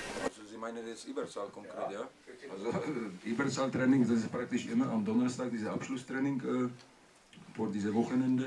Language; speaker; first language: German; non-native, learner; Czech